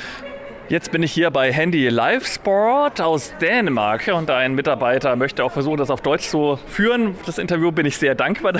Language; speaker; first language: German; native; German